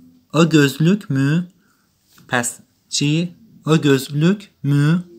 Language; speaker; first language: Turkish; non-native, fluent; Persian